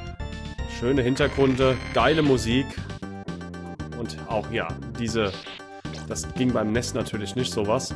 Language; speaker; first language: German; native; German